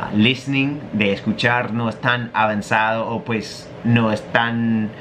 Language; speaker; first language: Spanish; non-native, fluent; English